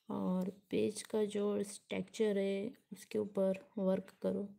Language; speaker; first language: Hindi; native; Hindi